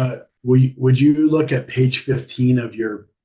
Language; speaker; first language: English; native; English